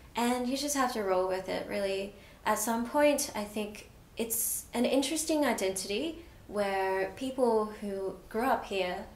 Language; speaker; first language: English; native; English